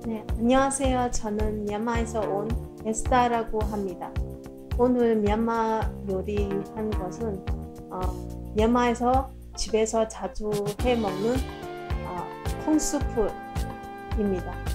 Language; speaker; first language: Korean; non-native, fluent; Burmese